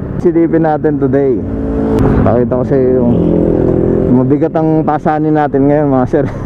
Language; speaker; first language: Filipino; native; Filipino